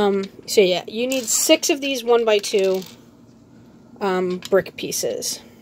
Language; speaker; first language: English; native; English